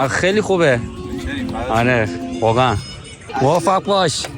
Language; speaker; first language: Persian; non-native, learner; Korean